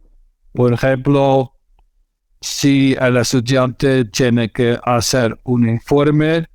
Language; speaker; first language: Spanish; non-native, fluent; Dutch